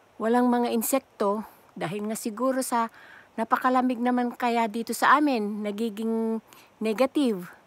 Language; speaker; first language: Filipino; native; Filipino